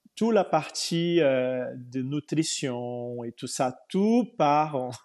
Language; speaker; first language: French; non-native, fluent; Portuguese